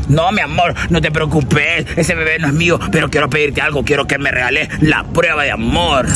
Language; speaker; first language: Spanish; native; Spanish